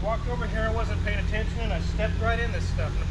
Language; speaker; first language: English; native; English